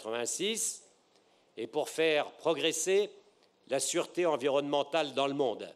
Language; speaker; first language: French; native; French